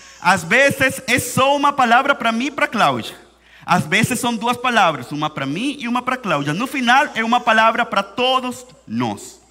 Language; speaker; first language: Portuguese; non-native, fluent; Spanish